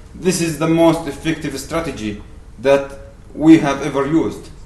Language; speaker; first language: English; non-native, fluent; Arabic